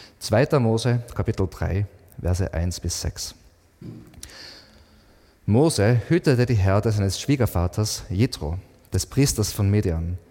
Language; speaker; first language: German; native; German